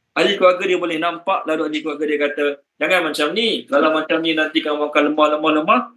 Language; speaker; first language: Malay; native; Malay